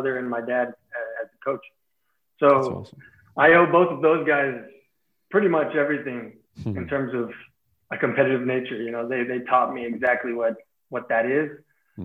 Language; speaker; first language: English; native; English